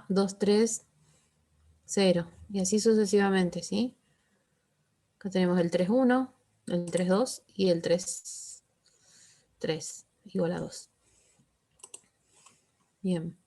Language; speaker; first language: Spanish; native; Spanish